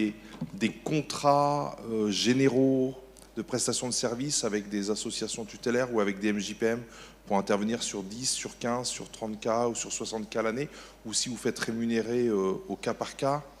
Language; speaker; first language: French; native; French